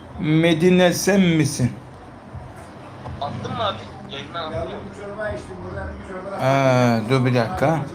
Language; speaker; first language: Turkish; native; Turkish